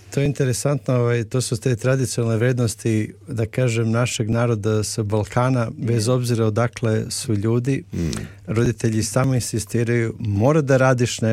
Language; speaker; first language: Serbian; native; Serbian